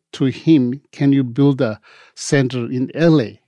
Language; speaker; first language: English; non-native, local second language; Tibetan